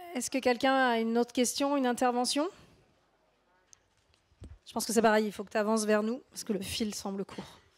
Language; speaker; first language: French; native; French